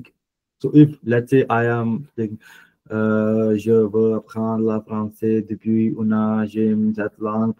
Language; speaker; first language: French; non-native, learner; Punjabi